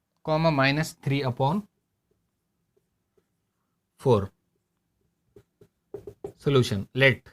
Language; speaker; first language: English; non-native, local second language; Hindi